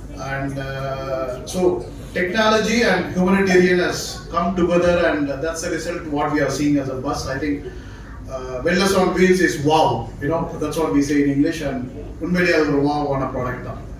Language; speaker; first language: English; non-native, local second language; Tamil